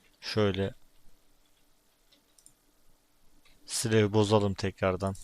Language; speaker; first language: Turkish; native; Turkish